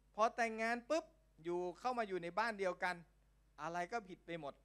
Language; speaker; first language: Thai; non-native, local second language; Lao